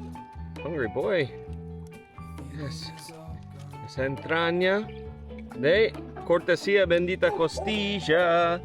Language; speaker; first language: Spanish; non-native, learner; English